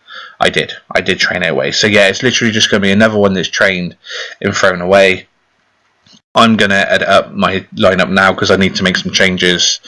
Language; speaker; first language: English; native; English